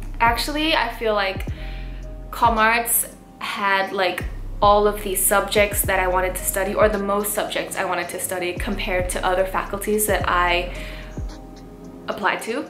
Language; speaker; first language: English; early bilingual, heritage; English